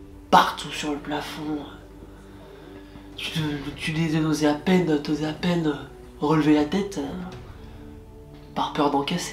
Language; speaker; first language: French; native; French